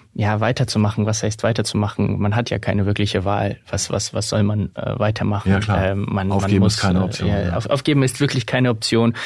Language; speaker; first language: German; non-native, fluent; Ukrainian